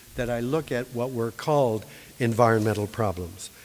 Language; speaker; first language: English; native; English